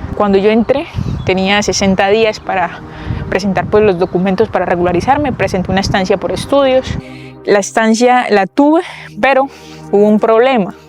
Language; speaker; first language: Spanish; native; Spanish